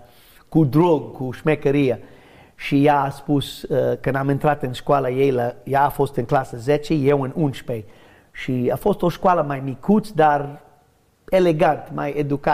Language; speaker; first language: Romanian; non-native, learner; English